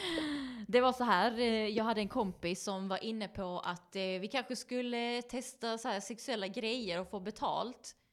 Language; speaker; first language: Swedish; native; Swedish